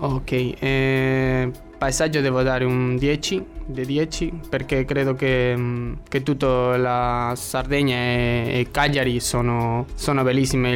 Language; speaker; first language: Italian; non-native, learner; Spanish